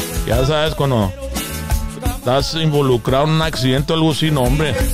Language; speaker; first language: Spanish; early bilingual, other home language; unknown